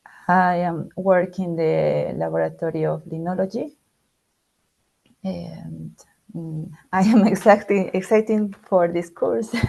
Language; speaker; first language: English; non-native, learner; Spanish